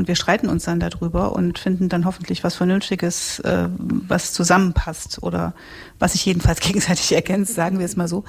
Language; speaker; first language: German; native; German